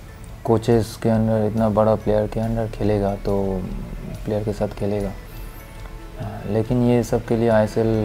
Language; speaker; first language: Hindi; non-native, local second language; Bangla